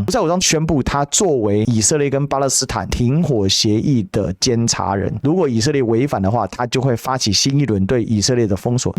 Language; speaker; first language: Chinese; native; Chinese